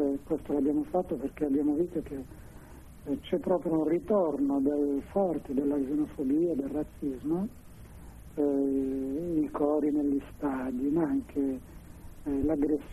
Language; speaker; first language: Italian; non-native, fluent; Arabic